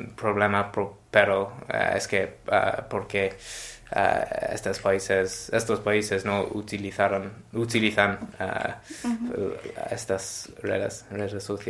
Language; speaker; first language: Spanish; non-native, learner; English